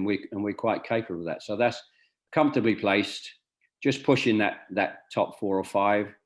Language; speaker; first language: English; native; English